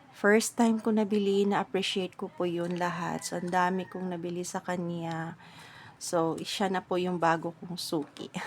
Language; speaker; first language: Filipino; native; Filipino